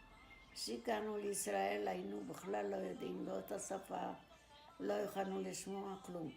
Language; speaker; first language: Hebrew; non-native, fluent; Arabic